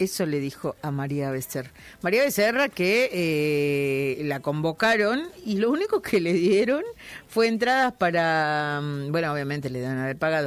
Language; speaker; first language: Spanish; native; Spanish